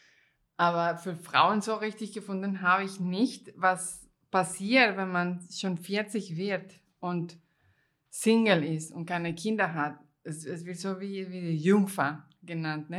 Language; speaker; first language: German; non-native, fluent; Spanish